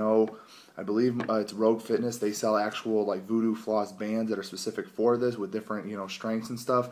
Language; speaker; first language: English; native; English